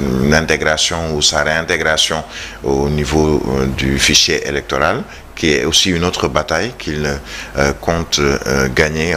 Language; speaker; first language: French; non-native, local second language; Wolof